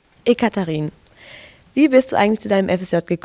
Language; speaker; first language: German; native; German